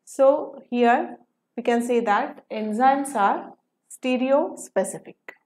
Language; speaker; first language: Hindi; non-native, local second language; Marathi